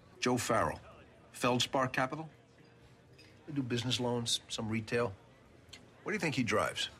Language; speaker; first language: English; early bilingual, other home language; Tamil